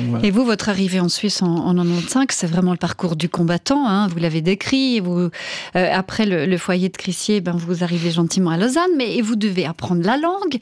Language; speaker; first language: French; native; French